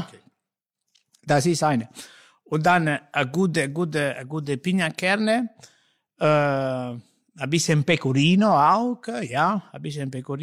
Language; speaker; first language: German; non-native, learner; Italian